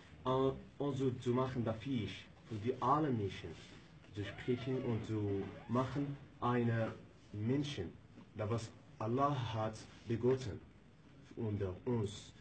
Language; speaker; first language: German; non-native, learner; Arabic